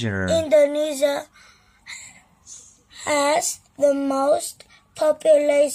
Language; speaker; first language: English; non-native, learner; Vietnamese